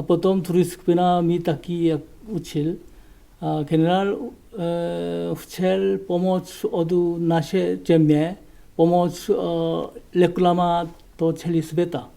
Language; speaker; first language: Czech; non-native, learner; Korean